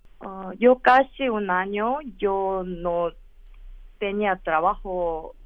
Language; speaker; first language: Spanish; non-native, learner; Korean